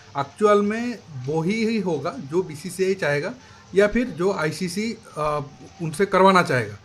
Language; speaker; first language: Hindi; native; Hindi